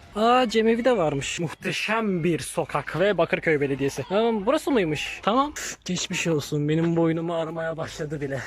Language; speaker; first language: Turkish; native; Turkish